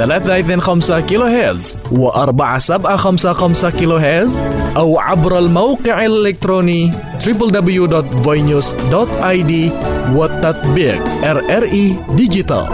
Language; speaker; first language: Arabic; non-native, fluent; Indonesian